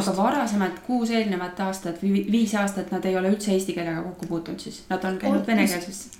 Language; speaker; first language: Estonian; native; Estonian